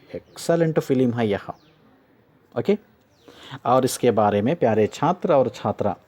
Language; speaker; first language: Hindi; non-native, local second language; Telugu